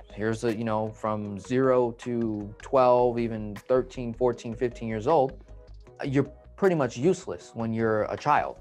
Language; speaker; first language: English; native; English